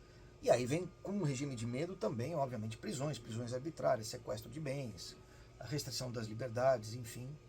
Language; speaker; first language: Portuguese; native; Portuguese